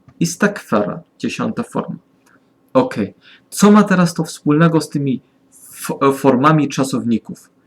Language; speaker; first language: Polish; non-native, learner; German